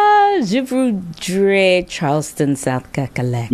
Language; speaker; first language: French; non-native, learner; English